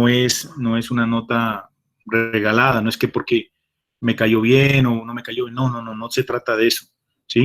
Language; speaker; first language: Spanish; native; Spanish